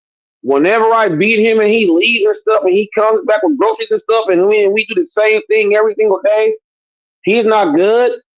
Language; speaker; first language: English; native; English